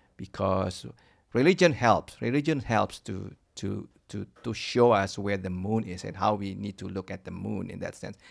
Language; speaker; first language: English; non-native, fluent; Indonesian